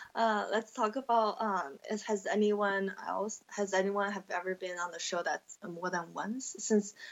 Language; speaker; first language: English; non-native, fluent; Chinese